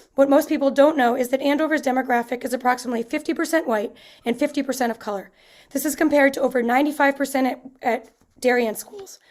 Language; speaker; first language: English; native; English